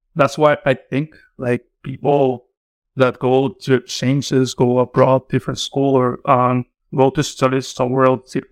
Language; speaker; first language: English; non-native, fluent; Spanish